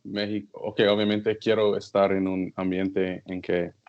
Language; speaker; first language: Spanish; non-native, learner; English